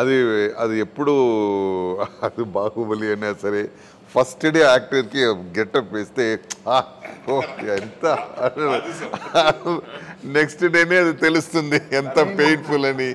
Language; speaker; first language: Telugu; non-native, fluent; Tamil